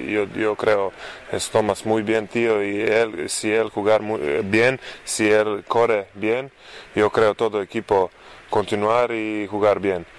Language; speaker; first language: Spanish; non-native, learner; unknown